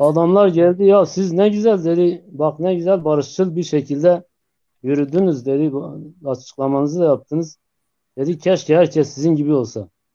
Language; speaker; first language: Turkish; non-native, local second language; Zaza